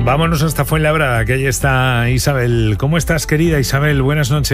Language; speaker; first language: Spanish; native; Spanish